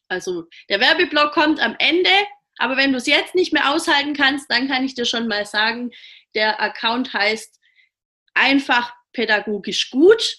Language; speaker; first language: German; native; German